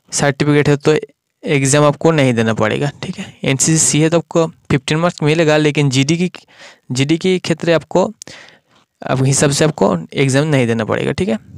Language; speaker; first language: Hindi; non-native, local second language; Bangla